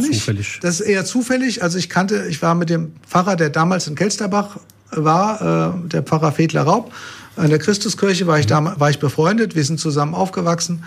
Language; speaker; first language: German; native; German